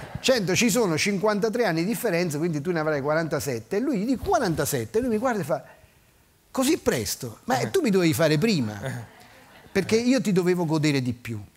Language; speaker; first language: Italian; native; Italian